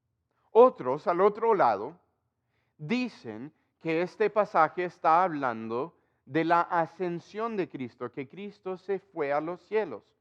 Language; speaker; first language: Spanish; non-native, fluent; English